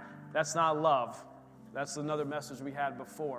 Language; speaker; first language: English; native; English